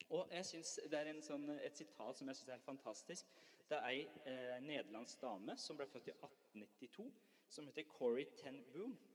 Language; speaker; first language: Norwegian; early bilingual, other home language; Persian